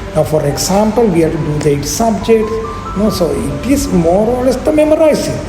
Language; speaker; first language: English; non-native, local second language; Sinhala